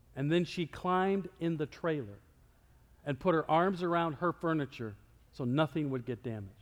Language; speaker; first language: English; native; English